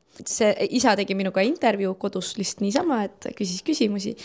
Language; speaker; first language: Estonian; non-native, local second language; Russian